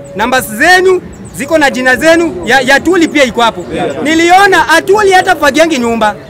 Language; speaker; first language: Swahili; native; Swahili